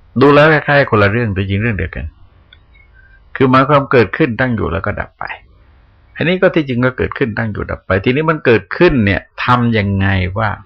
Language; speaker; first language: Thai; native; Thai